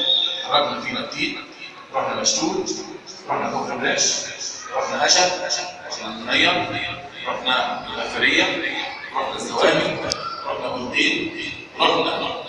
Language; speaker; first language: Arabic; native; Arabic